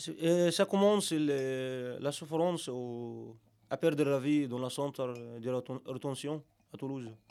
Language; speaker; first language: French; non-native, learner; Arabic